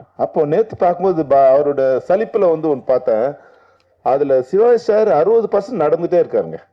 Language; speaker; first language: Tamil; native; Tamil